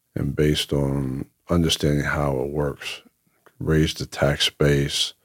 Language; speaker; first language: English; native; English